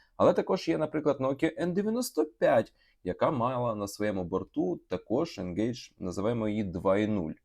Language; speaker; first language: Ukrainian; non-native, local second language; Russian